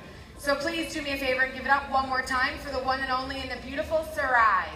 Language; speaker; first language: English; native; English